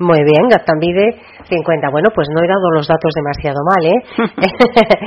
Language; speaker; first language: Spanish; native; Spanish